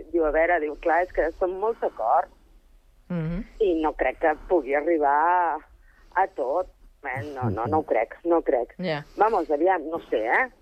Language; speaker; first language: Catalan; native; Catalan